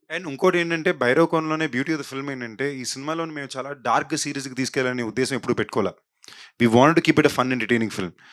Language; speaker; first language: Telugu; native; Telugu